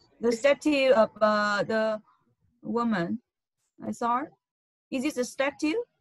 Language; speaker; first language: English; non-native, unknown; Vietnamese